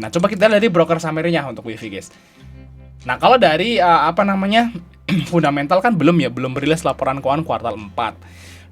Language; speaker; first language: Indonesian; native; Indonesian